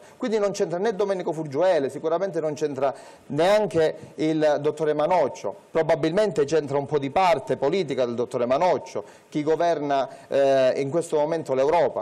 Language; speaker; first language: Italian; native; Italian